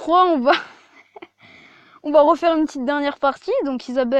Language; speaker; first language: French; native; French